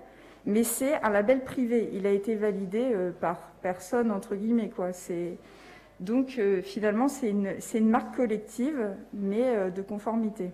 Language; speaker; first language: French; native; French